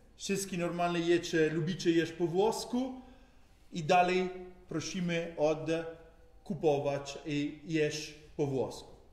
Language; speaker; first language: Polish; non-native, learner; Italian